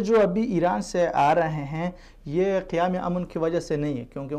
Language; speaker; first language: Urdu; non-native, fluent; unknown